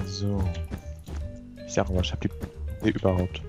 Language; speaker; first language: German; native; German